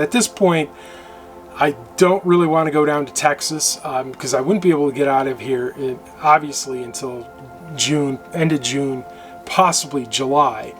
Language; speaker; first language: English; native; English